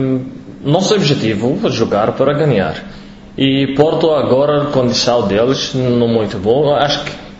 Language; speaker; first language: Portuguese; non-native, learner; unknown